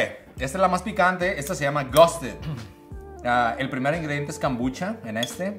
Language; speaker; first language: Spanish; native; Spanish